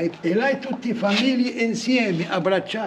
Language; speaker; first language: Italian; non-native, learner; Arabic